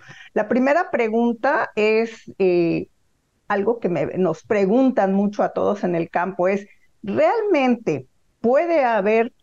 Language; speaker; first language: Spanish; native; Spanish